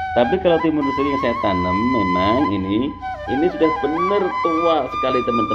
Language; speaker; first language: Indonesian; native; Indonesian